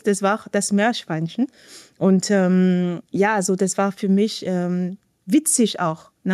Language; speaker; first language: German; non-native, fluent; French